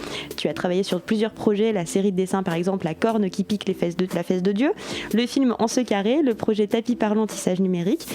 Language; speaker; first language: French; native; French